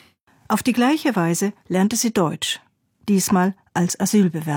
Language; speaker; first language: German; native; German